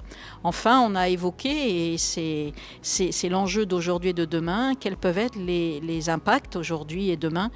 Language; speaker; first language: French; native; French